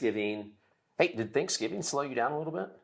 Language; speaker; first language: English; native; English